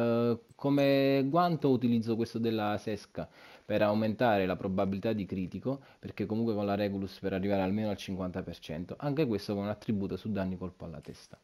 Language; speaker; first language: Italian; native; Italian